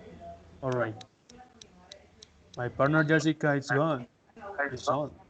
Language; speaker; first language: English; non-native, learner; Spanish